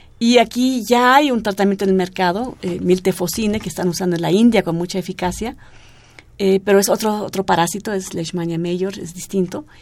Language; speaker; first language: Spanish; non-native, fluent; German